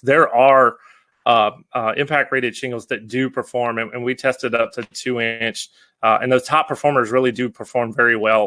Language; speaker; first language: English; native; English